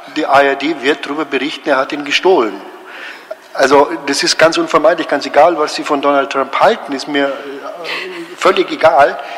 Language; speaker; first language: German; native; German